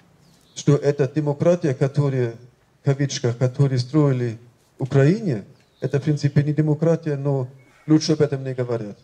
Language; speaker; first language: Russian; non-native, fluent; German